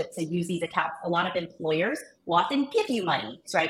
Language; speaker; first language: English; early bilingual, other home language; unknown